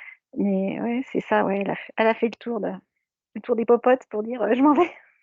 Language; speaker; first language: French; native; French